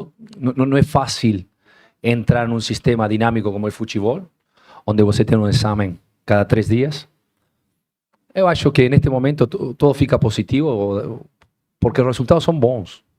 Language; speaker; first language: Portuguese; non-native, learner; Spanish